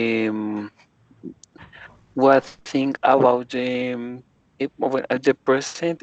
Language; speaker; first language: English; non-native, learner; Spanish